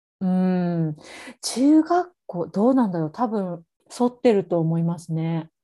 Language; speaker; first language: Japanese; native; Japanese